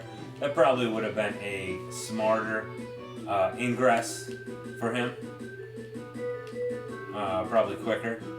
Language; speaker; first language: English; native; English